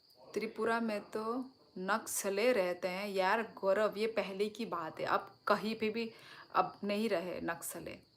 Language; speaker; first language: Hindi; non-native, local second language; Kok Borok